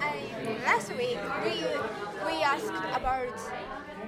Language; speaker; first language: English; non-native, learner; Japanese